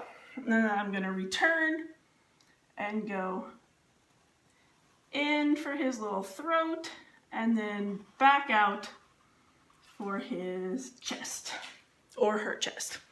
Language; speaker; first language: English; native; English